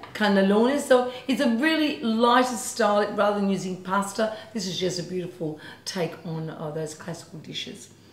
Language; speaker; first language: English; early bilingual, other home language; Italian